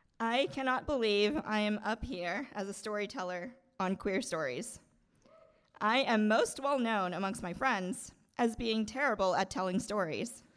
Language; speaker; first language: English; non-native, local second language; Bangla